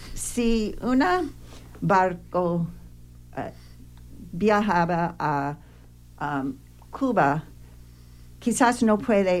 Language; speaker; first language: Spanish; non-native, learner; English